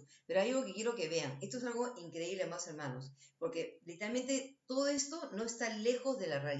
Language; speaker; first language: Spanish; native; Spanish